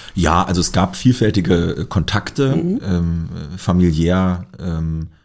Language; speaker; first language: German; native; German